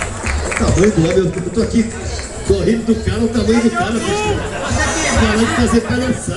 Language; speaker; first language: Portuguese; native; Portuguese